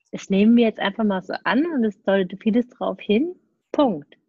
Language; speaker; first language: German; native; German